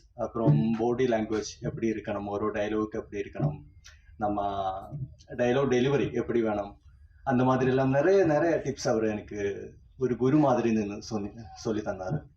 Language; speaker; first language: Tamil; non-native, fluent; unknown